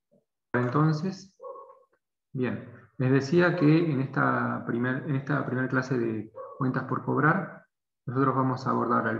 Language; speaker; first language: Spanish; native; Spanish